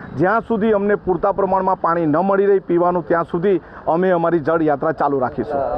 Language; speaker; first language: Gujarati; native; Gujarati